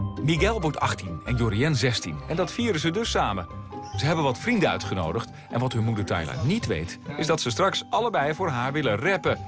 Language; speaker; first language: Dutch; native; Dutch